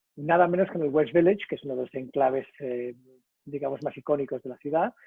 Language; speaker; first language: Spanish; native; Spanish